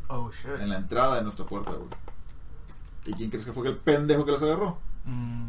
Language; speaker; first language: Spanish; native; Spanish